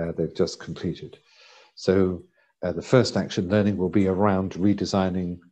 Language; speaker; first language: English; native; English